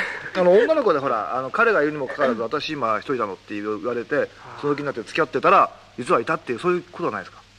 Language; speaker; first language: Japanese; native; Japanese